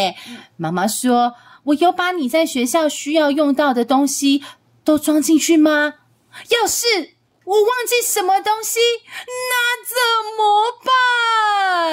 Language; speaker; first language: Chinese; native; Chinese